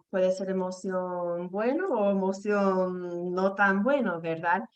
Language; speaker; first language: Spanish; non-native, fluent; English